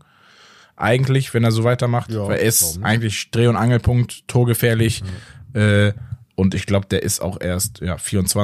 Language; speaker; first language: German; native; German